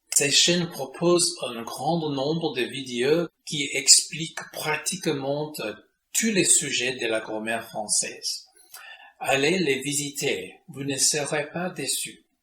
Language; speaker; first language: French; non-native, fluent; English